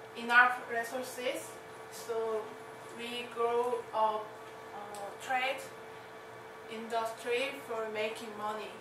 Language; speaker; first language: English; non-native, learner; Korean